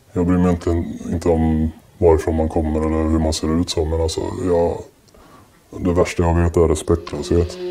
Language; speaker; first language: Swedish; native; Swedish